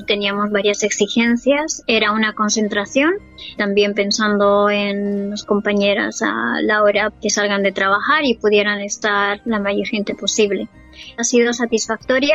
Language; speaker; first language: Spanish; native; Spanish